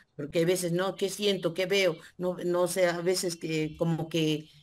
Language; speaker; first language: Spanish; native; Spanish